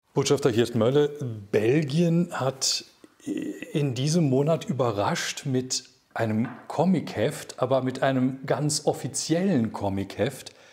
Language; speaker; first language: German; native; German